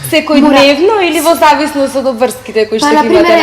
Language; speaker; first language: Macedonian; native; Macedonian